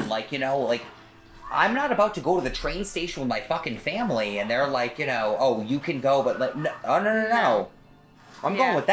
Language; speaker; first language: English; native; English